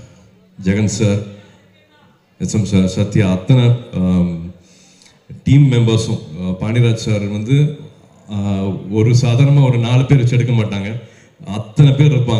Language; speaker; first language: Tamil; native; Tamil